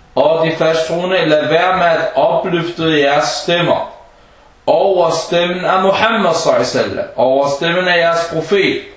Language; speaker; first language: Danish; early bilingual, other home language; Arabic